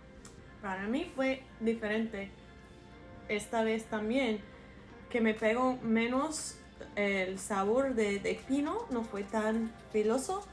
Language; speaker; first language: Spanish; non-native, fluent; English